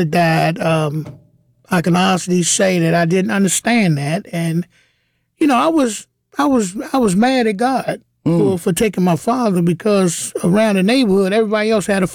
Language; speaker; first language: English; native; English